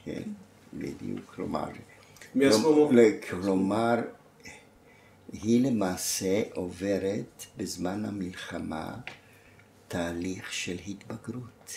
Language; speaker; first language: Hebrew; non-native, fluent; German